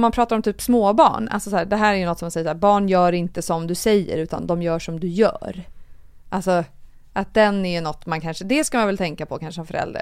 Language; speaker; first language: Swedish; native; Swedish